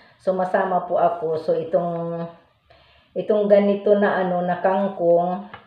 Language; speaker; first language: Filipino; non-native, local second language; Iloko